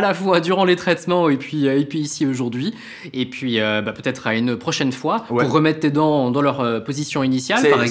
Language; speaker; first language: French; native; French